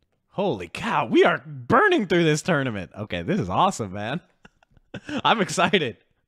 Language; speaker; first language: English; native; English